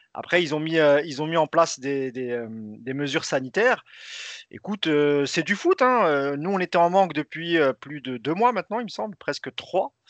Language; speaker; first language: French; native; French